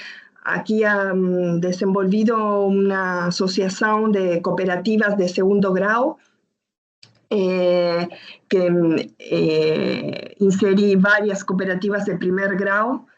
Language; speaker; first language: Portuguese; non-native, learner; Spanish